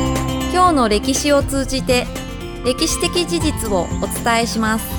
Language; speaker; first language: Japanese; non-native, fluent; Indonesian